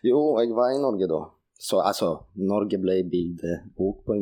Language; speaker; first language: Norwegian; non-native, fluent; Russian